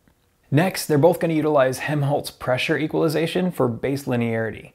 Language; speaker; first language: English; native; English